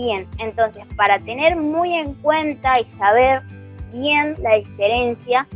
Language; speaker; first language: Spanish; native; Spanish